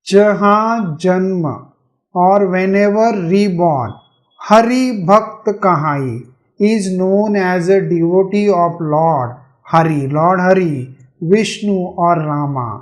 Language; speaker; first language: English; non-native, local second language; Hindi